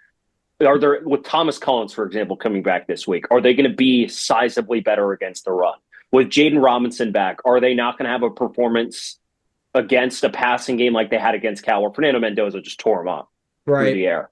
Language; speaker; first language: English; native; English